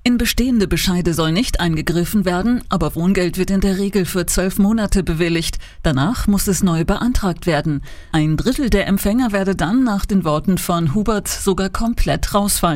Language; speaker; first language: German; native; German